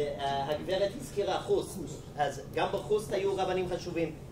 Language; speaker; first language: Hebrew; non-native, fluent; English